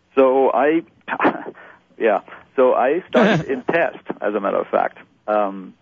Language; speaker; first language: English; non-native, fluent; German